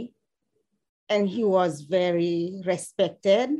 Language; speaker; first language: English; non-native, local second language; Fula